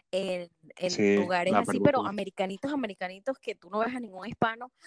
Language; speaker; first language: Spanish; native; Spanish